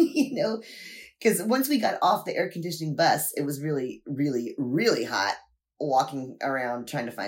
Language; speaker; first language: English; native; English